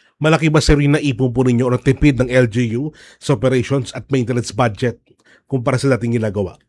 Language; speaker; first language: Filipino; native; Filipino